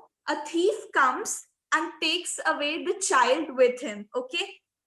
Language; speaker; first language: English; non-native, local second language; Hindi